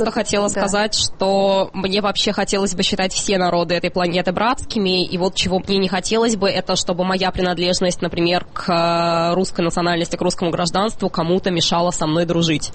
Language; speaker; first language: Russian; native; Russian